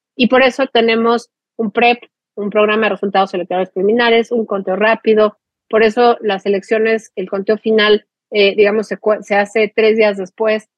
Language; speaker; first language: Spanish; native; Spanish